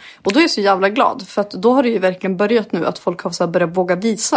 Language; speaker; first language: Swedish; native; Swedish